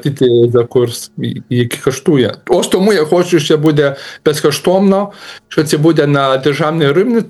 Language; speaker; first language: Ukrainian; non-native, learner; Lithuanian